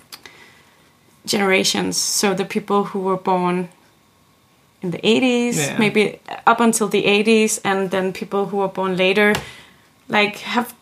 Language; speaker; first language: English; non-native, fluent; Kalaallisut